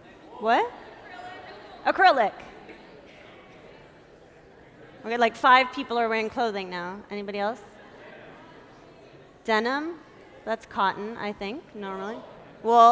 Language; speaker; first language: English; native; English